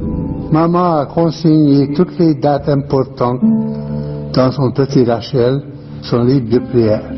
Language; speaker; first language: French; non-native, fluent; Hungarian